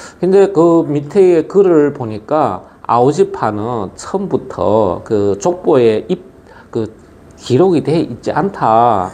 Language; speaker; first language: Korean; early bilingual, other home language; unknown